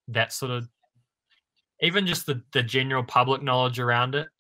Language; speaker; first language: English; native; English